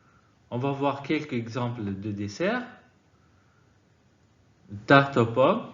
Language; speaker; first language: French; non-native, fluent; Arabic